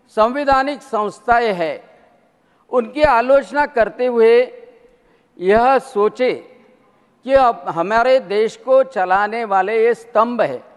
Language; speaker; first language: Hindi; non-native, local second language; Marathi